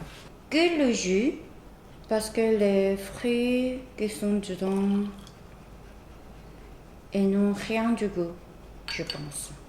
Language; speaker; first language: French; non-native, learner; Korean